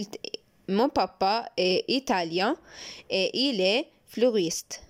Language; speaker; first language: French; non-native, learner; Arabic